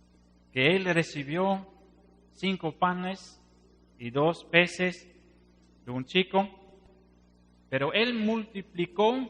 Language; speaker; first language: Spanish; non-native, fluent; Dutch